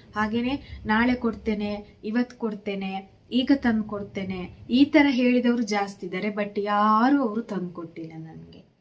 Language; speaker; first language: Kannada; native; Kannada